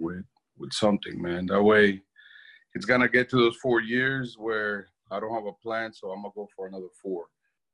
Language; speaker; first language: English; non-native, fluent; Spanish